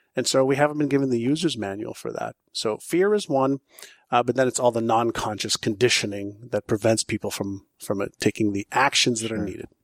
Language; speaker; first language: English; non-native, fluent; Hebrew